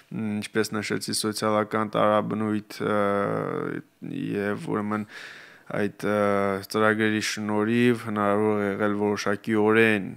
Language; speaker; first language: Armenian; native; Armenian